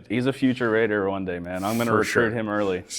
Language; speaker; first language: English; native; English